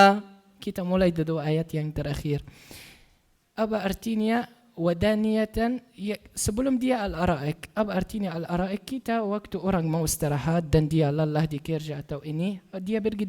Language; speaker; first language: Indonesian; non-native, learner; Arabic